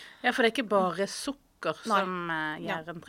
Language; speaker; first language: Norwegian; native; Norwegian